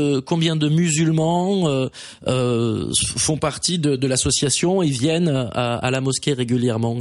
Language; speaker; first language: French; native; French